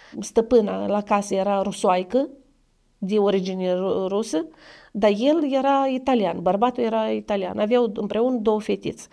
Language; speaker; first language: Romanian; native; Romanian